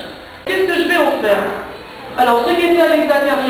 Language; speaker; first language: French; native; French